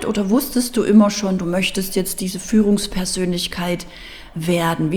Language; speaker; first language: German; native; German